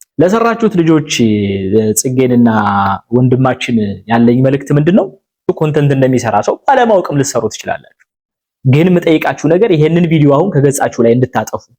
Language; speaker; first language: Amharic; native; Amharic